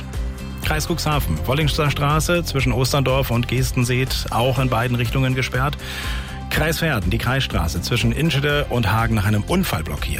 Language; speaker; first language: German; native; German